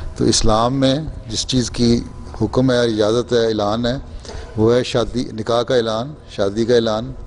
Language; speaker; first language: Urdu; native; Urdu